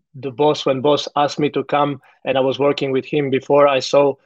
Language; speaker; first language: English; non-native, fluent; Croatian